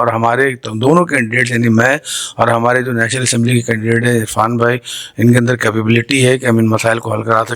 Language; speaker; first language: Urdu; native; Urdu